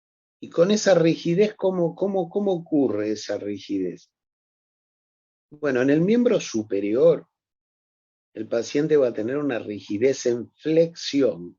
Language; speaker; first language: Spanish; native; Spanish